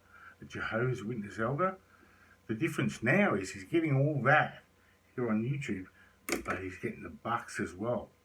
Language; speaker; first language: English; native; English